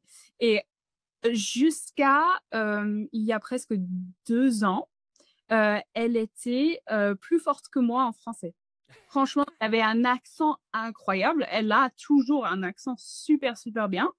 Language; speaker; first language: French; non-native, fluent; English